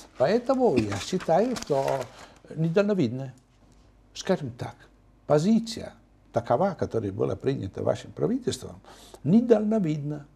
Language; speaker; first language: Russian; non-native, fluent; Italian